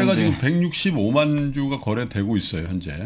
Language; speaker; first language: Korean; native; Korean